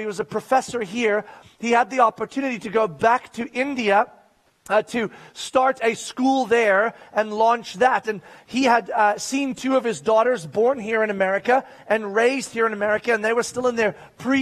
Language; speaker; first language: English; native; English